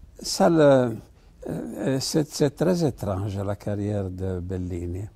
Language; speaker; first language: French; non-native, fluent; Italian